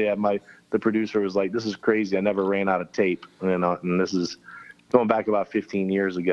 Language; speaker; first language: English; native; English